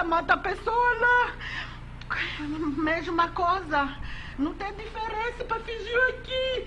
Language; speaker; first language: Portuguese; non-native, learner; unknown